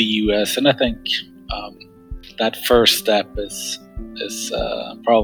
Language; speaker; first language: English; non-native, fluent; Swedish